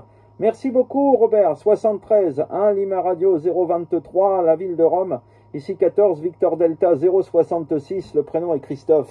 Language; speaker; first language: French; native; French